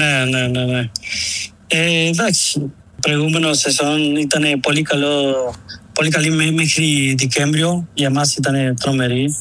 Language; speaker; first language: Greek; non-native, learner; Spanish